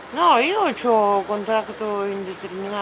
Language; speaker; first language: Italian; non-native, learner; Bulgarian